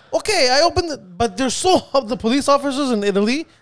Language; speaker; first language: English; early bilingual, other home language; Spanish